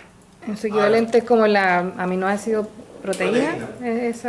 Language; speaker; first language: Spanish; native; Spanish